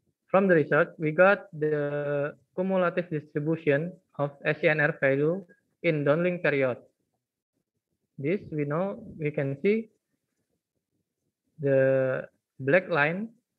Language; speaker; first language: English; non-native, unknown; Indonesian